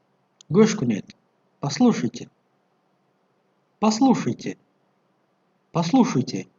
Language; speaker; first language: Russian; non-native, fluent; Tajik